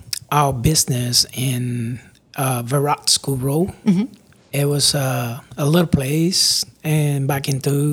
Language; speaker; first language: English; non-native, fluent; Spanish